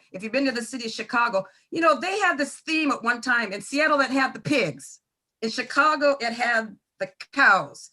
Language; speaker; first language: English; native; English